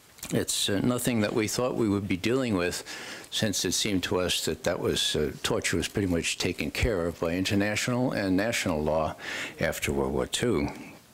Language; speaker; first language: English; native; English